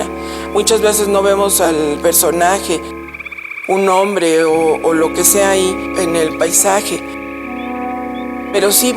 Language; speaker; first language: Spanish; native; Spanish